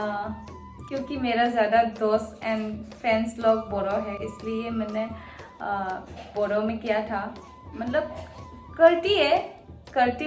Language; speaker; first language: Hindi; non-native, local second language; Bodo